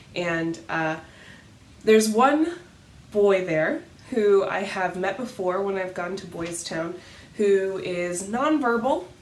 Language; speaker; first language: English; native; English